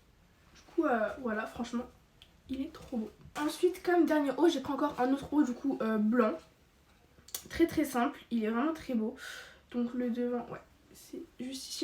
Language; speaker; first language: French; native; French